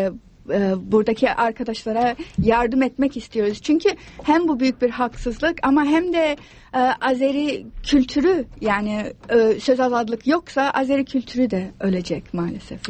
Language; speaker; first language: Turkish; non-native, fluent; English